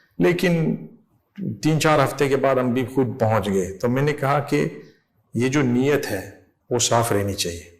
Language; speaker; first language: Urdu; non-native, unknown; English